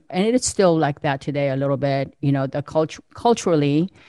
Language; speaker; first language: English; early bilingual, other home language; Korean